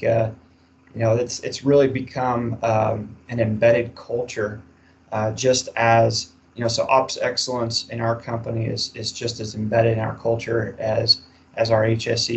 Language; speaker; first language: English; native; English